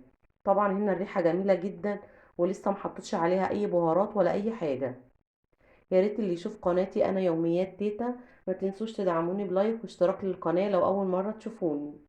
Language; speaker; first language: Arabic; native; Arabic